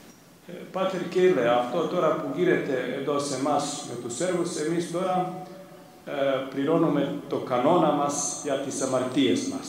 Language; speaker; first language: Greek; non-native, fluent; Serbian